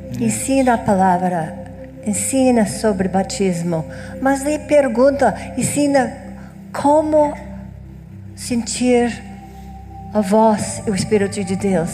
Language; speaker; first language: Portuguese; non-native, learner; English